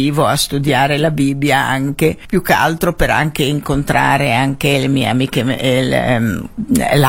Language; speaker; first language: Italian; non-native, fluent; Arabic